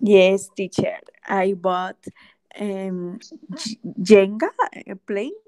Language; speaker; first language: English; non-native, learner; Spanish